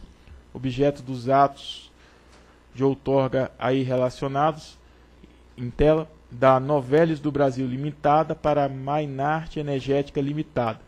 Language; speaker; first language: Portuguese; native; Portuguese